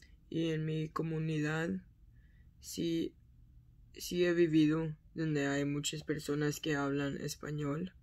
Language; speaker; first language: Spanish; early bilingual, heritage; Spanish